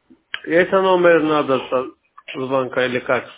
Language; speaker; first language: Russian; non-native, learner; Azerbaijani